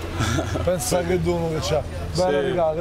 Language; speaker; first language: Italian; native; Italian